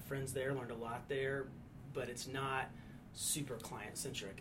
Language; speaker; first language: English; native; English